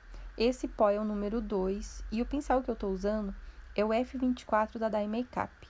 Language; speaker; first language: Portuguese; native; Portuguese